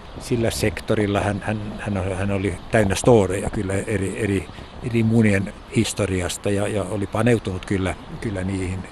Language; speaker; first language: Finnish; non-native, local second language; Swedish